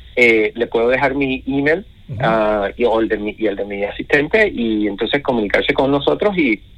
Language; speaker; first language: Spanish; native; Spanish